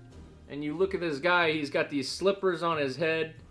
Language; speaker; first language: English; native; English